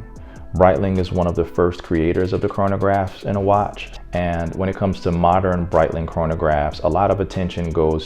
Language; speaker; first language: English; native; English